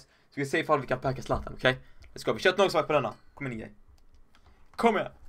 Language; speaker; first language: Swedish; native; Swedish